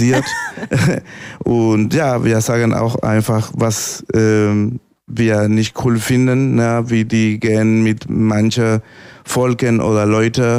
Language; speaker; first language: German; non-native, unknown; Spanish